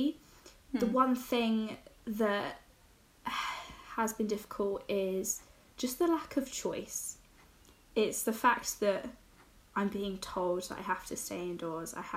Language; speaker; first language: English; native; English